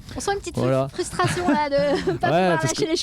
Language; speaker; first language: French; native; French